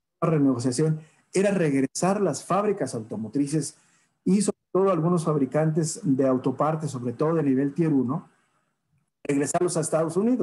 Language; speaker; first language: Spanish; native; Spanish